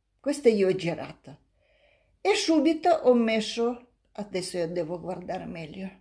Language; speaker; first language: Italian; non-native, learner; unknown